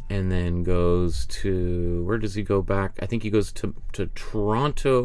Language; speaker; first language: English; native; English